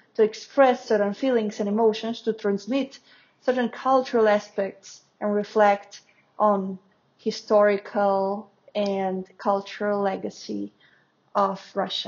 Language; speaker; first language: English; non-native, fluent; Russian